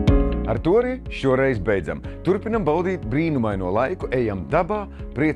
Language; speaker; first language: Latvian; native; Latvian